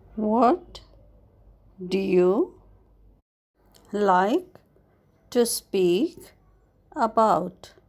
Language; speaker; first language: English; non-native, fluent; Arabic